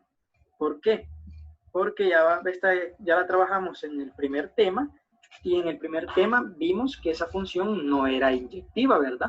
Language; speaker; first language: Spanish; native; Spanish